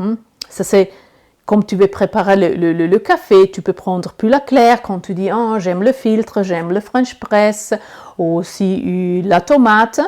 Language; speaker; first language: French; non-native, learner; Italian